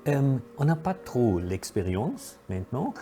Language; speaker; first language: French; non-native, fluent; German